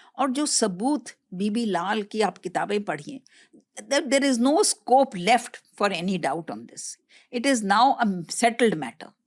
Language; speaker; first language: Hindi; native; Hindi